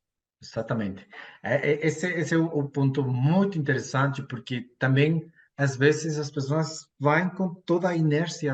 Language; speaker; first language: Portuguese; non-native, fluent; Spanish